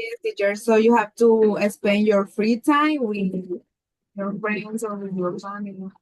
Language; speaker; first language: English; non-native, learner; Spanish